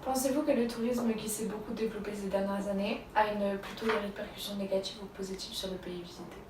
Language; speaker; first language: French; native; French